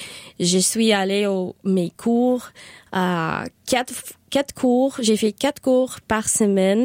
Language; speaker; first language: French; non-native, learner; Spanish